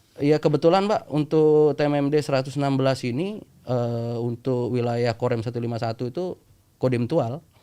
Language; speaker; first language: Indonesian; native; Indonesian